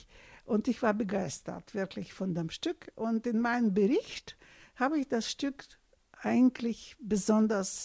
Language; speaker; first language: German; non-native, fluent; Russian